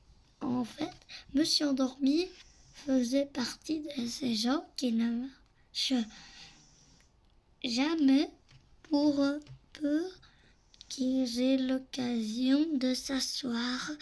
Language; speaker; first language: French; native; French